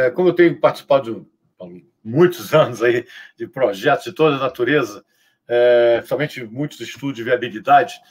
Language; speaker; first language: Portuguese; native; Portuguese